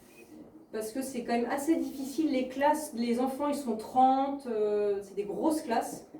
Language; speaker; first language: French; native; French